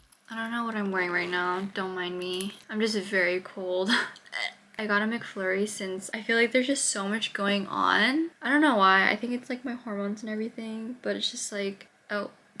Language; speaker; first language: English; early bilingual, other home language; Korean